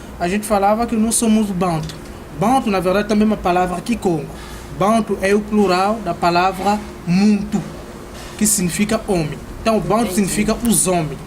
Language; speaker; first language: Portuguese; non-native, fluent; Kongo